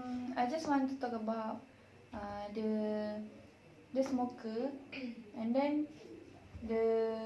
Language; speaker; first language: English; non-native, learner; Malay